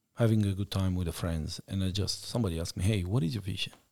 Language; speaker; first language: English; non-native, fluent; Romanian